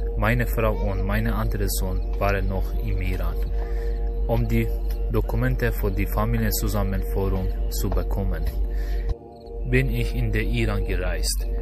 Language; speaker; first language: German; non-native, learner; Persian